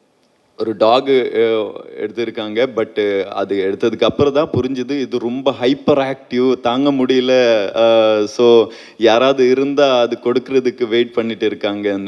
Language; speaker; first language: Tamil; non-native, fluent; Malayalam